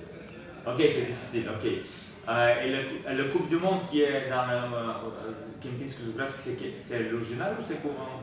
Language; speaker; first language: French; non-native, learner; Bulgarian